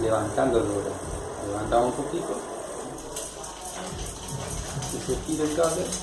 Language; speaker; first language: Spanish; native; Spanish